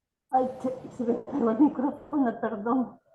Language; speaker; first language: Spanish; native; Spanish